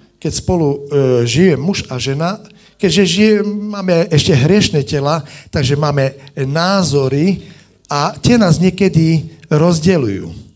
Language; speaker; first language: Slovak; native; Slovak